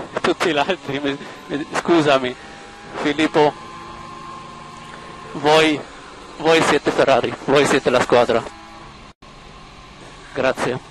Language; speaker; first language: Italian; non-native, learner; German